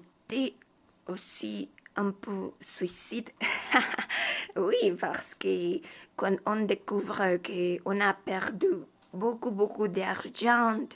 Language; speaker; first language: French; non-native, learner; Spanish